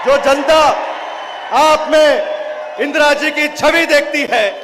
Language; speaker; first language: Hindi; non-native, local second language; Marathi